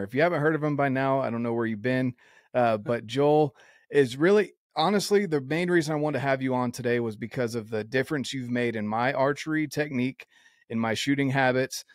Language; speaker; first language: English; native; English